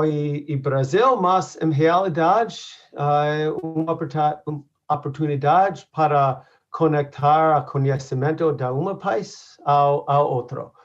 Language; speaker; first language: Portuguese; non-native, learner; English